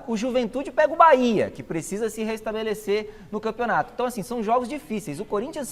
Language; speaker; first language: Portuguese; native; Portuguese